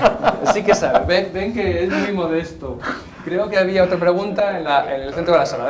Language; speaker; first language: Spanish; native; Spanish